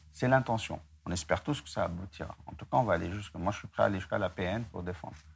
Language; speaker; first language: French; non-native, local second language; Arabic